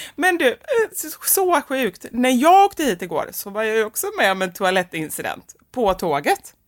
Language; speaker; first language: Swedish; native; Swedish